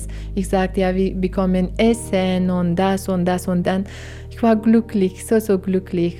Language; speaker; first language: German; non-native, learner; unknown